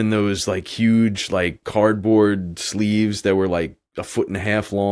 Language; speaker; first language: English; native; English